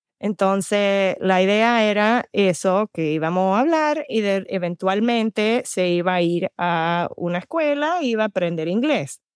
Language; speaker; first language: Spanish; early bilingual, heritage; Spanish